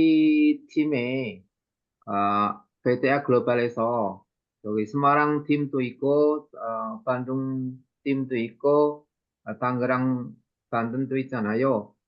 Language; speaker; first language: Korean; non-native, learner; Indonesian